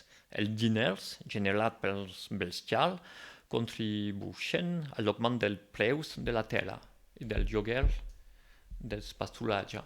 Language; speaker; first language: Catalan; non-native, local second language; French